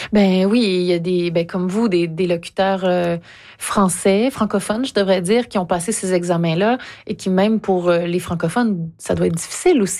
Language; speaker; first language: French; native; French